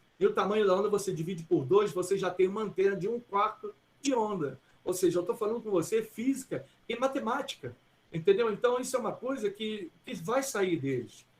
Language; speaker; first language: Portuguese; early bilingual, other home language; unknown